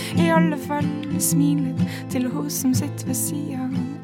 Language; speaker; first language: Norwegian; native; Norwegian